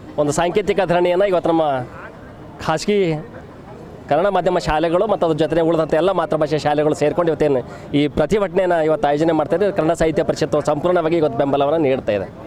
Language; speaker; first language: Kannada; native; Kannada